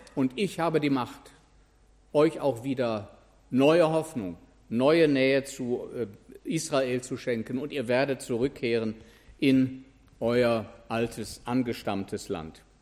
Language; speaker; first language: German; native; German